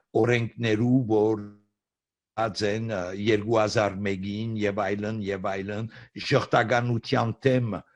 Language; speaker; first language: Armenian; early bilingual, heritage; Armenian